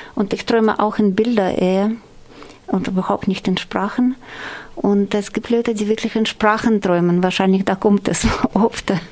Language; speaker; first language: German; non-native, fluent; Russian